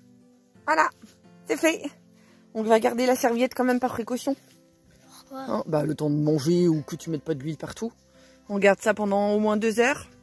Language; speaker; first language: French; native; French